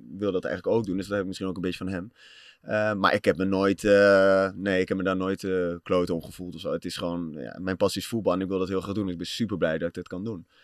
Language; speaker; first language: Dutch; native; Dutch